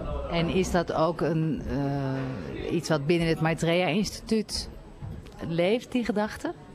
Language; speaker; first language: Dutch; native; Dutch